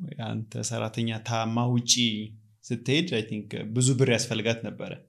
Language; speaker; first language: Amharic; native; Amharic